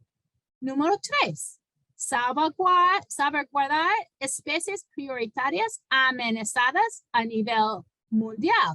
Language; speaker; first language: Spanish; non-native, fluent; English